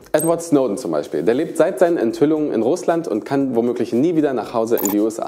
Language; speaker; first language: German; native; German